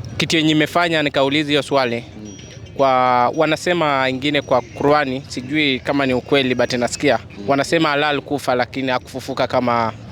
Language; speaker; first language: Swahili; non-native, local second language; Luyia